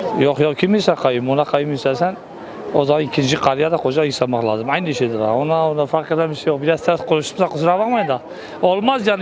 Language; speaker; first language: Turkish; non-native, local second language; Kurdish